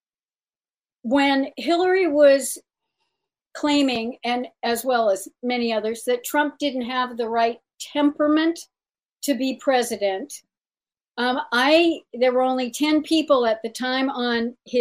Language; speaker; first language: English; native; English